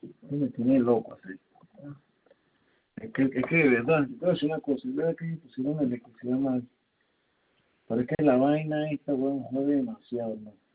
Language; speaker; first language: Spanish; native; Spanish